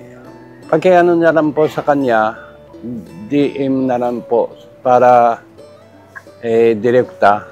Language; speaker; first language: Filipino; non-native, learner; Japanese